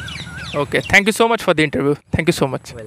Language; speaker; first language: Hindi; native; Hindi